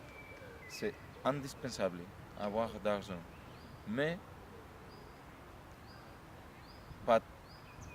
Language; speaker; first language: French; non-native, learner; Spanish